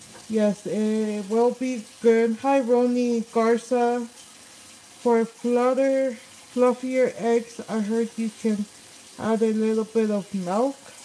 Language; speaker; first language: English; early bilingual, other home language; Spanish